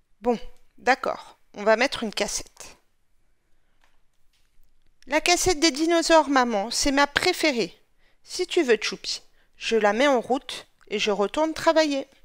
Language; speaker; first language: French; native; French